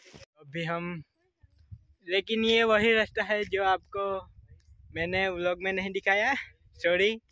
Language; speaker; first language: Hindi; non-native, local second language; Gujarati